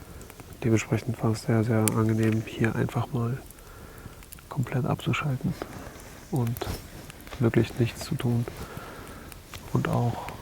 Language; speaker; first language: German; native; German